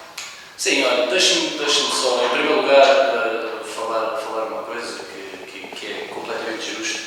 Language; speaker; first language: Portuguese; native; Portuguese